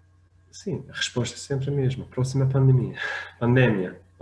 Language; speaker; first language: Portuguese; non-native, fluent; Arabic